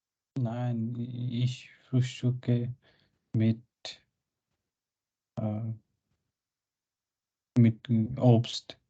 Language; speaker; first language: German; non-native, learner; Urdu